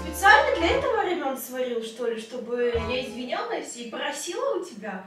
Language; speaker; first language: Russian; native; Russian